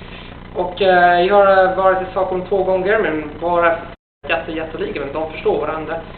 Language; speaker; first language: Swedish; non-native, fluent; Italian